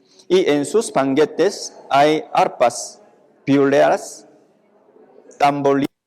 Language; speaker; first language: Spanish; non-native, fluent; Korean